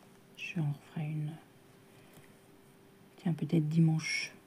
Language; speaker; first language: French; native; French